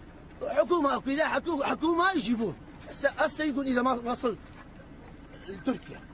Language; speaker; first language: Arabic; native; Arabic